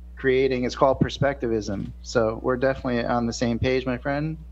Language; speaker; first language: English; native; English